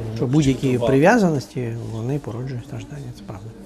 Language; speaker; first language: Ukrainian; non-native, fluent; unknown